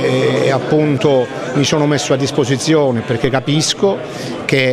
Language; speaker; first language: Italian; native; Italian